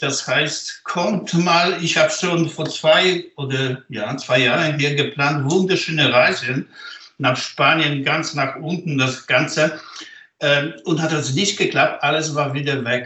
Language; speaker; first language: German; non-native, fluent; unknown